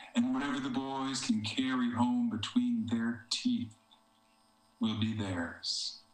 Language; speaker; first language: English; native; English